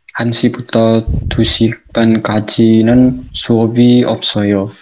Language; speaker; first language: Korean; non-native, learner; Indonesian